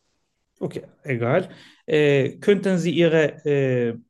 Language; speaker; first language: German; non-native, learner; Turkish